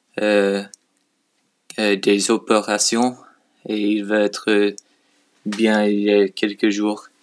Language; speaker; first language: French; non-native, learner; English